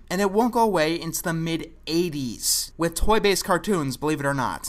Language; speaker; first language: English; native; English